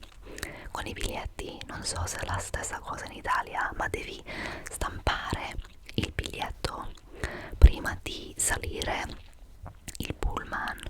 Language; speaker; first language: Italian; non-native, fluent; English